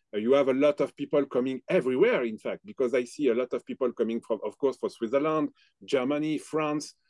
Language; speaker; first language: English; non-native, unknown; French